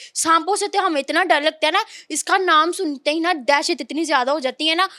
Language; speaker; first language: Urdu; non-native, local second language; Punjabi